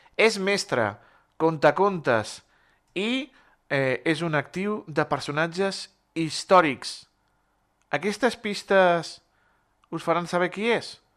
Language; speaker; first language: Catalan; native; Catalan